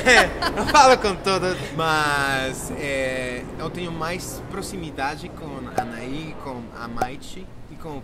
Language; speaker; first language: Portuguese; non-native, fluent; Spanish